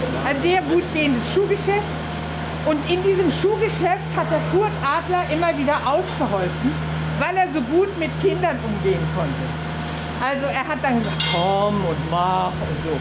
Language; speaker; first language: German; native; German